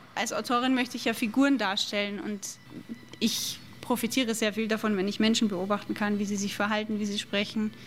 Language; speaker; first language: German; native; German